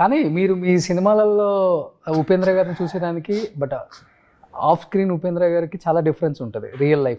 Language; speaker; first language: Telugu; native; Telugu